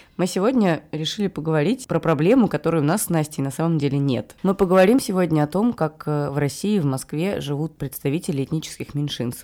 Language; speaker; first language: Russian; native; Russian